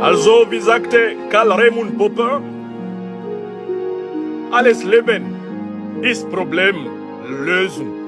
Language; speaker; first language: German; non-native, learner; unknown